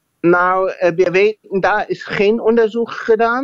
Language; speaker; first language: Dutch; non-native, fluent; German